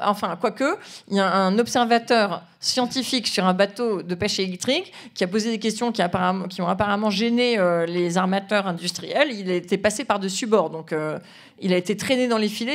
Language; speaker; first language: French; native; French